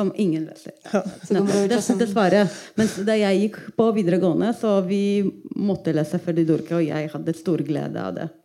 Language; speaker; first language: Norwegian; non-native, fluent; Polish